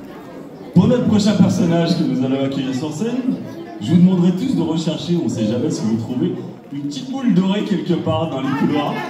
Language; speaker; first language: French; native; French